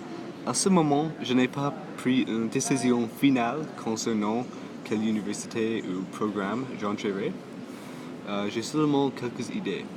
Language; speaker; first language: French; non-native, local second language; English